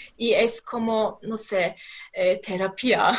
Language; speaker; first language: Spanish; non-native, learner; Turkish